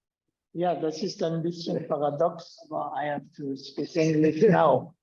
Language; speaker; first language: German; non-native, fluent; French